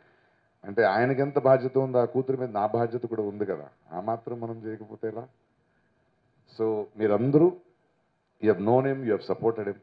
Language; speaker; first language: Telugu; native; Telugu